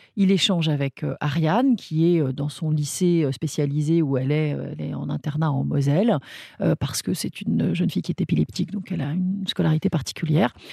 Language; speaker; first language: French; native; French